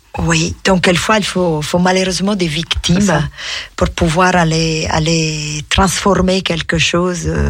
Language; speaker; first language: French; non-native, fluent; Italian